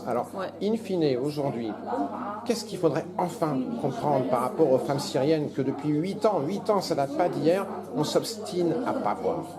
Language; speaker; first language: French; native; French